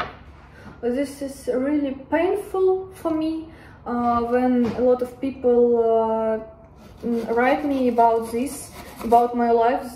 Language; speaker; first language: English; non-native, learner; Russian